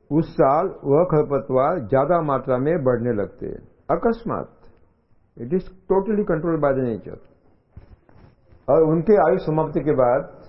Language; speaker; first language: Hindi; non-native, local second language; Marathi